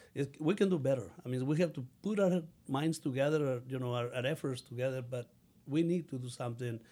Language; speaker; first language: English; non-native, fluent; Spanish